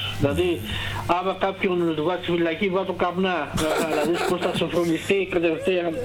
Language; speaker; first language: Greek; native; Greek